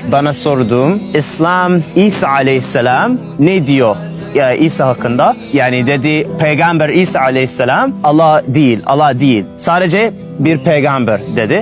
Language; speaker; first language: Turkish; non-native, learner; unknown